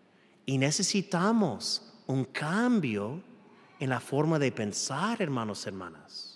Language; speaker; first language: Spanish; non-native, fluent; English